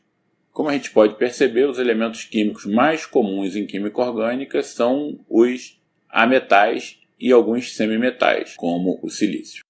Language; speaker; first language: Portuguese; native; Portuguese